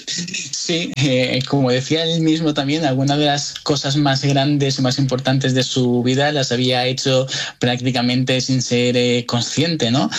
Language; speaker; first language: Spanish; native; Spanish